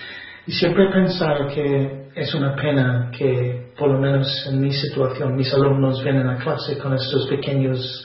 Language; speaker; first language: Spanish; non-native, fluent; English